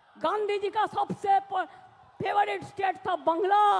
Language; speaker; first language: Hindi; non-native, local second language; Bangla